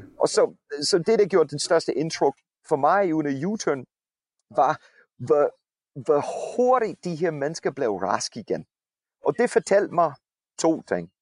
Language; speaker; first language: Danish; non-native, fluent; English